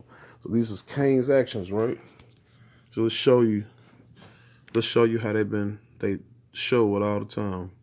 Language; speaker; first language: English; native; English